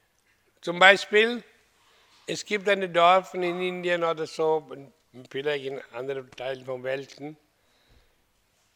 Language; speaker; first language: German; non-native, fluent; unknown